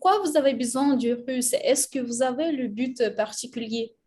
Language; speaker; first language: French; non-native, fluent; Russian